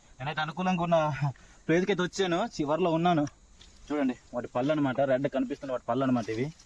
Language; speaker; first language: Telugu; non-native, local second language; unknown